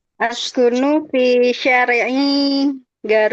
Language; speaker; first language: Arabic; non-native, learner; Indonesian